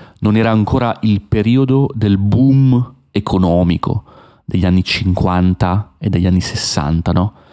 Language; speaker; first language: Italian; native; Italian